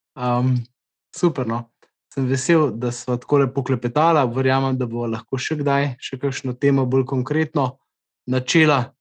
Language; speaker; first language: Slovenian; native; Slovenian